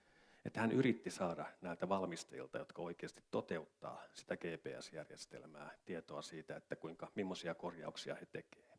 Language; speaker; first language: Finnish; native; Finnish